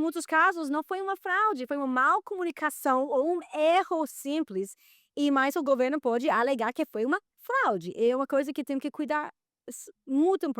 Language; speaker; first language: Portuguese; non-native, fluent; Spanish